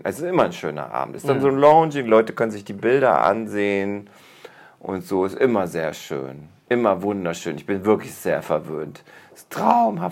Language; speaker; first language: German; native; German